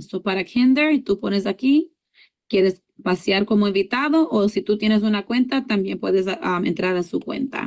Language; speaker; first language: Spanish; early bilingual, heritage; English